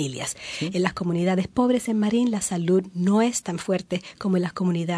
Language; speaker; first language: Spanish; native; Spanish